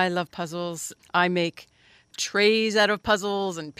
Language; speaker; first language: English; native; English